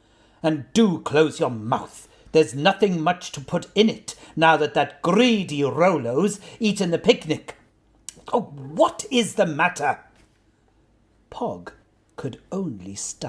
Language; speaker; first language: English; native; English